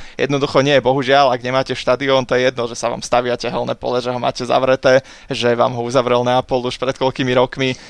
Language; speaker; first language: Slovak; native; Slovak